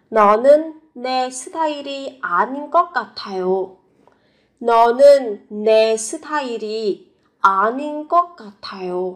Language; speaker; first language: Korean; non-native, fluent; Vietnamese